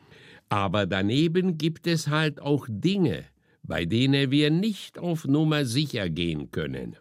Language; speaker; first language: German; native; German